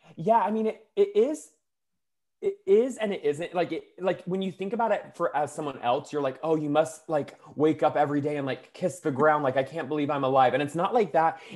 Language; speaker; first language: English; native; English